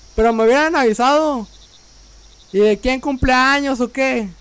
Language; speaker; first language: Spanish; native; Spanish